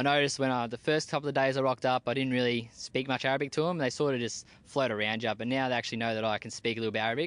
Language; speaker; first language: English; native; English